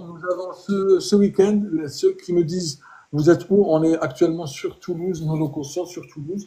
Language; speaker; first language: French; native; French